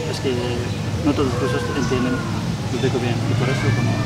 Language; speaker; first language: Spanish; non-native, learner; Uzbek